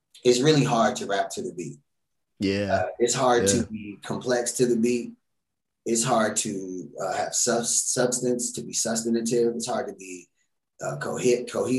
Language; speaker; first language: English; native; English